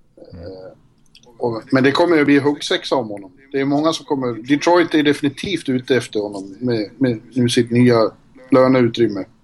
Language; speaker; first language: Swedish; native; Swedish